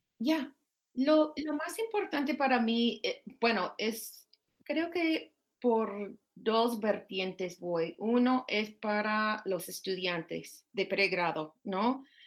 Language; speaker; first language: Spanish; non-native, fluent; English